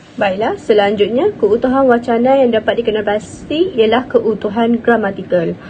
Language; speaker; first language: Malay; native; Malay